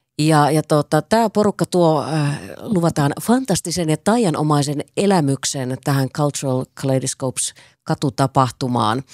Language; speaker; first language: Finnish; native; Finnish